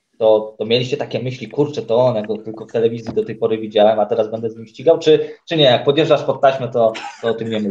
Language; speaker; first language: Polish; native; Polish